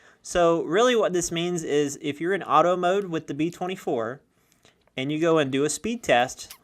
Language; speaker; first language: English; native; English